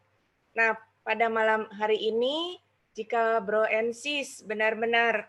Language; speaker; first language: Indonesian; native; Indonesian